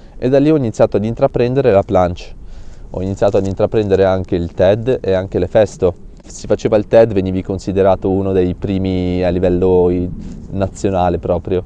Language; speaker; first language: Italian; early bilingual, other home language; Russian